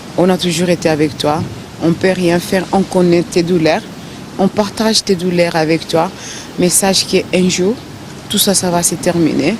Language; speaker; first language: French; non-native, local second language; Swahili